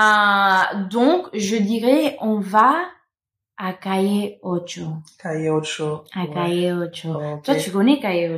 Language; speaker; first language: French; non-native, fluent; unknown